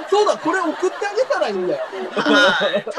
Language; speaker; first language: Japanese; native; Japanese